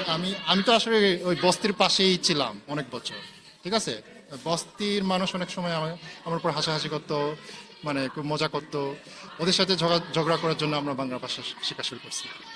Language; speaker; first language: Bangla; non-native, fluent; Japanese